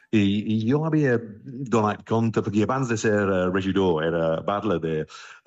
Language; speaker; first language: Catalan; non-native, fluent; English